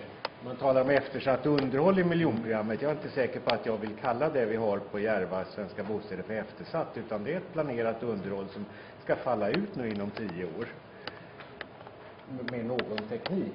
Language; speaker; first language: Swedish; native; Swedish